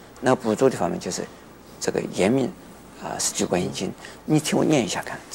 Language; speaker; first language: Chinese; native; Chinese